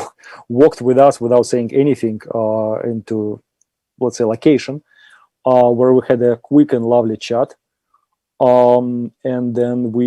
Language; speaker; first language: English; non-native, fluent; German